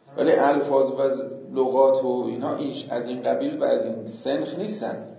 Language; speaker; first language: Persian; native; Persian